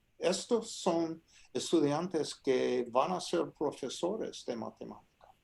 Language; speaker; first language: Spanish; non-native, fluent; English